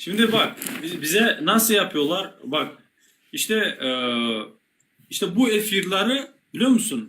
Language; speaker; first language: Turkish; non-native, learner; Turkmen